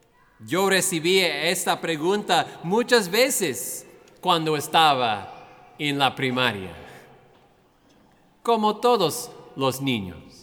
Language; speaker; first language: Spanish; non-native, fluent; English